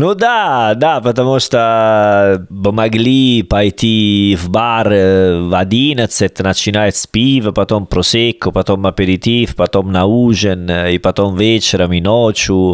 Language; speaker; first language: Russian; non-native, learner; Italian